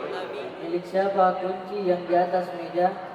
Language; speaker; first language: Indonesian; native; Indonesian